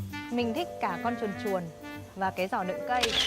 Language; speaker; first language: Vietnamese; native; Vietnamese